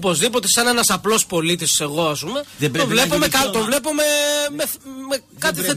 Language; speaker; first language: Greek; native; Greek